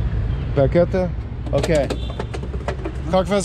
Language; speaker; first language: Russian; non-native, learner; English